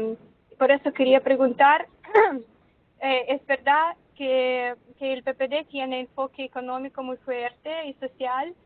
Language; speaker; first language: Spanish; non-native, fluent; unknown